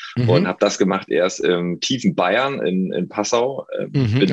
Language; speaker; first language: German; native; German